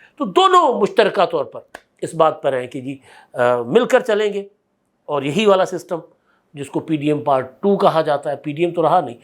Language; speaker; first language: Urdu; non-native, local second language; Sindhi